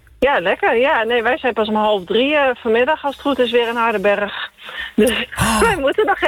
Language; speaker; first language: Dutch; native; Dutch